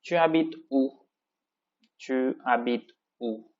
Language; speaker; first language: French; non-native, fluent; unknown